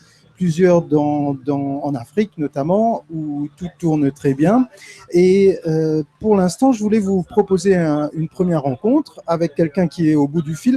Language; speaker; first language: French; native; French